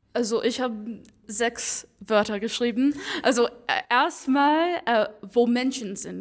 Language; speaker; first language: German; non-native, fluent; English